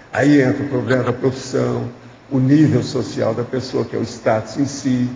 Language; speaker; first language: Portuguese; native; Portuguese